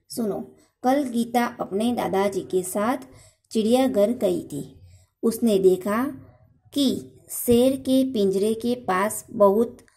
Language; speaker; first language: Hindi; non-native, local second language; Gujarati